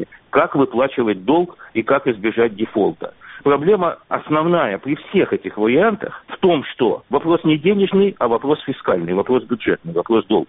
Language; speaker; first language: Russian; native; Russian